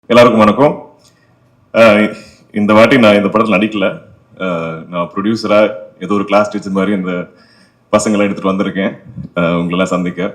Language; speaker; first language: Tamil; non-native, local second language; Malayalam